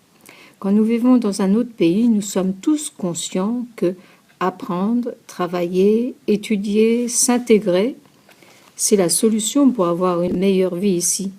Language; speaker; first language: French; non-native, learner; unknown